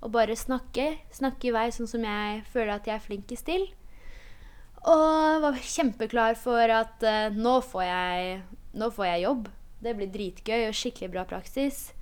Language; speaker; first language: Norwegian; early bilingual, other home language; Polish